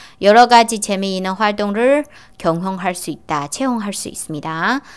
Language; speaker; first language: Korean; non-native, fluent; Chinese